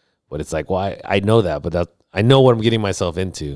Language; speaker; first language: English; early bilingual, other home language; Spanish